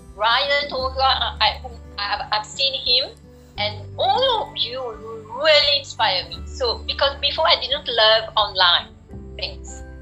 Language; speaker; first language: English; non-native, fluent; French